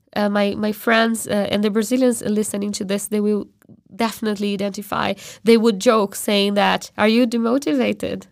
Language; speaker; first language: English; non-native, fluent; Portuguese